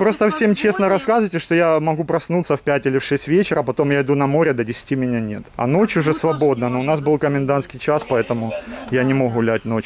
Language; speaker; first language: Russian; native; Russian